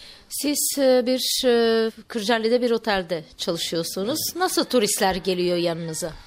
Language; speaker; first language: Turkish; native; Turkish